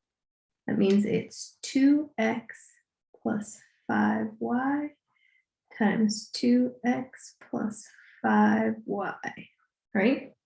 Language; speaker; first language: English; native; English